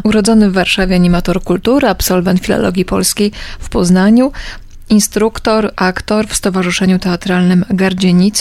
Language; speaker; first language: Polish; native; Polish